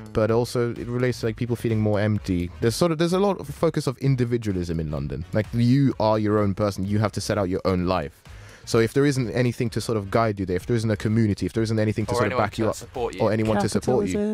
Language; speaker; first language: English; native; English